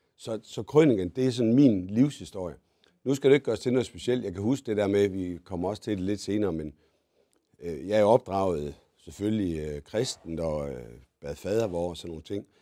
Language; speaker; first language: Danish; native; Danish